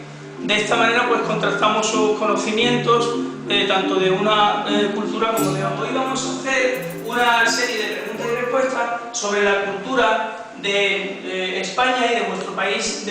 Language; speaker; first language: Spanish; native; Spanish